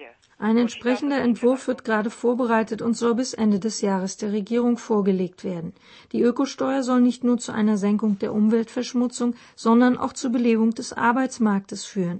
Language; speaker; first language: German; native; German